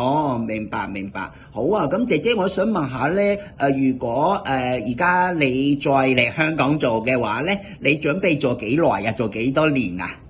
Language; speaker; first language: Cantonese; native; Cantonese